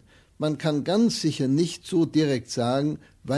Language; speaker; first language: German; native; German